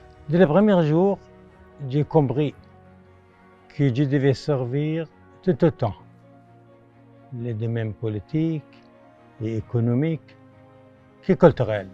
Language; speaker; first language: French; non-native, fluent; Arabic